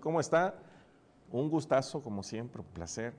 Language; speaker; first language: Spanish; native; Spanish